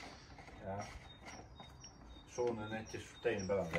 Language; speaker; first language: Dutch; non-native, learner; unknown